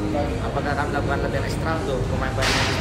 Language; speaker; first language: Indonesian; native; Indonesian